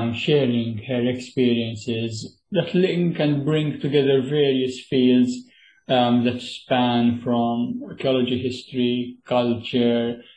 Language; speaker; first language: English; non-native, local second language; Maltese